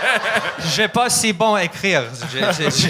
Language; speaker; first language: French; non-native, learner; Russian